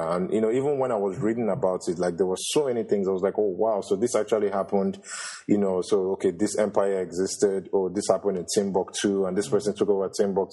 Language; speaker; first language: English; non-native, local second language; Yoruba